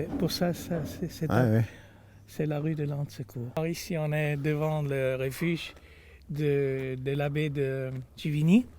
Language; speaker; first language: French; non-native, fluent; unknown